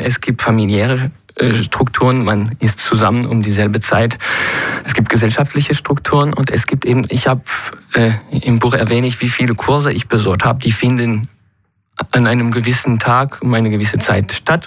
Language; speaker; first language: German; non-native, fluent; French